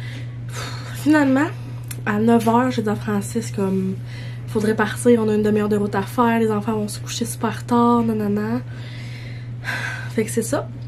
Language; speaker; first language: French; native; French